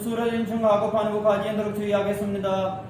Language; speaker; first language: Korean; non-native, learner; Urdu